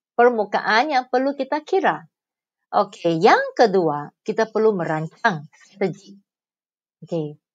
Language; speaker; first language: Malay; non-native, local second language; Chinese